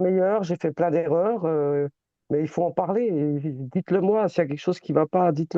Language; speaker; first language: French; native; French